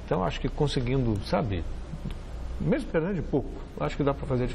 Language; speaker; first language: Portuguese; native; Portuguese